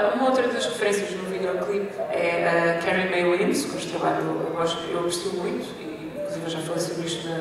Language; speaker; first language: Portuguese; native; Portuguese